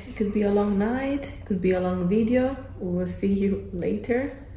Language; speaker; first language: English; non-native, fluent; Italian